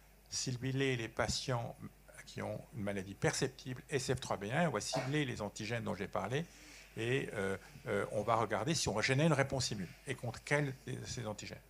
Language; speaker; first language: French; native; French